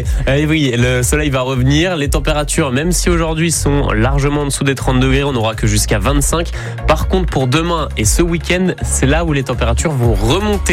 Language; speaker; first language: French; native; French